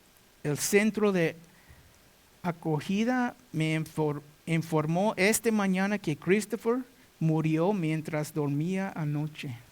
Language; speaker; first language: Spanish; non-native, learner; English